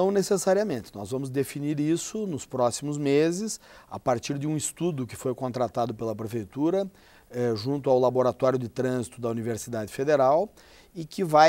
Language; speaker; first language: Portuguese; native; Portuguese